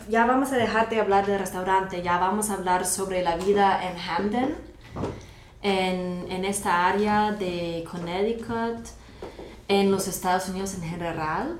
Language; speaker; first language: Spanish; non-native, fluent; English